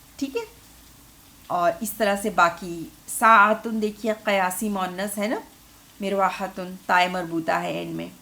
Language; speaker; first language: Urdu; native; Urdu